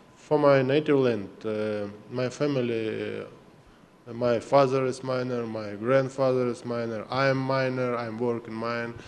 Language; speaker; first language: English; non-native, learner; Russian